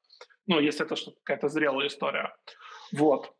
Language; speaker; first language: Russian; native; Russian